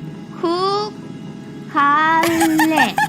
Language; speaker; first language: Korean; non-native, learner; English